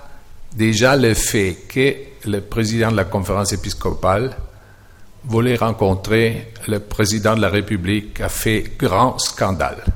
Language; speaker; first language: French; non-native, fluent; German